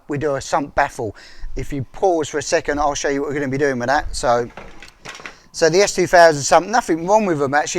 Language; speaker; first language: English; native; English